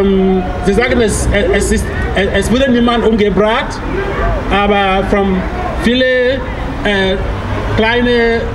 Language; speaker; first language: German; non-native, fluent; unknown